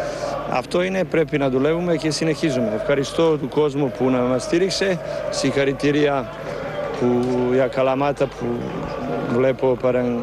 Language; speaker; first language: Greek; non-native, fluent; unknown